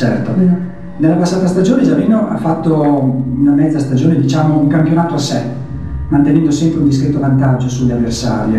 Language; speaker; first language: Italian; native; Italian